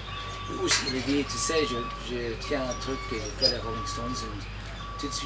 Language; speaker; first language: French; non-native, fluent; English